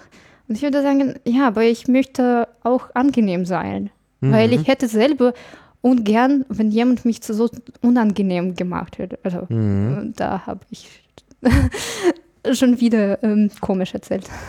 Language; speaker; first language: German; non-native, fluent; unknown